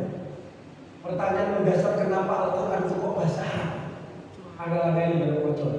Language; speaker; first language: Indonesian; non-native, local second language; Javanese